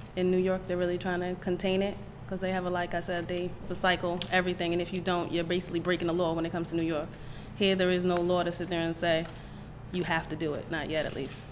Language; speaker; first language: English; native; English